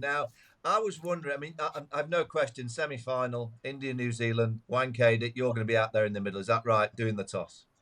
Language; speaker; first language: English; native; English